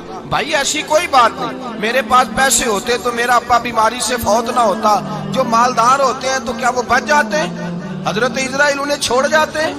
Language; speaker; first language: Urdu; non-native, local second language; Punjabi